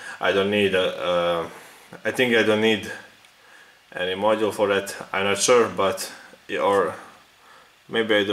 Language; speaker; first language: English; non-native, fluent; Serbian